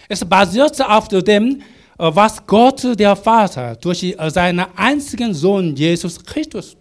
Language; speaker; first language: German; non-native, learner; Korean